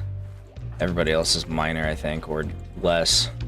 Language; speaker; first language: English; native; English